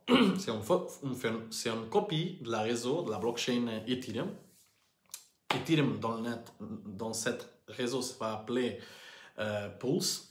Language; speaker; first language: French; non-native, learner; Portuguese